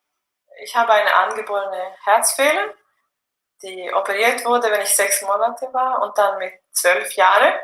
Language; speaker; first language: German; non-native, fluent; English